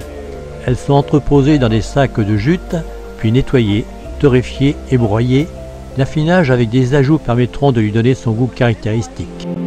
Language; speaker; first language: French; native; French